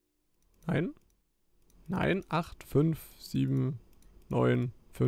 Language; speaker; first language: German; native; German